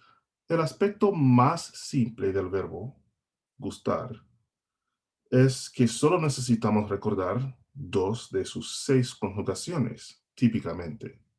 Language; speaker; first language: Spanish; non-native, fluent; English